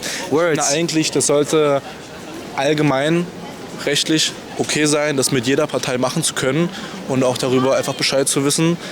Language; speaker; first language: German; native; German